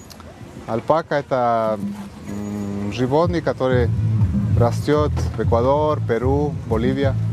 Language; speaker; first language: Russian; non-native, learner; Spanish